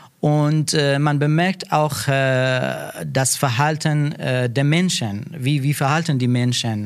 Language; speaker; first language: German; non-native, learner; Persian